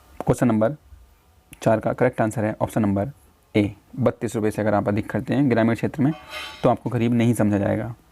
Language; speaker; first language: Hindi; native; Hindi